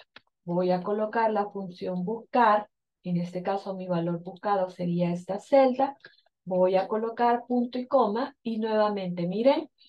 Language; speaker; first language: Spanish; native; Spanish